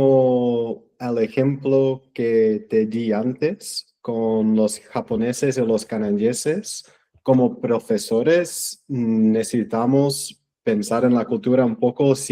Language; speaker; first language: Spanish; non-native, fluent; English